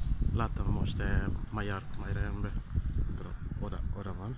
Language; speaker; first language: Hungarian; non-native, learner; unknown